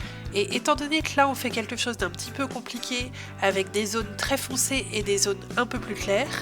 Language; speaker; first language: French; native; French